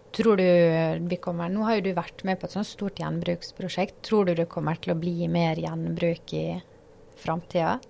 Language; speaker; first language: Norwegian; native; Norwegian